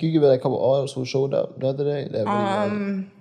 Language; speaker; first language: English; native; English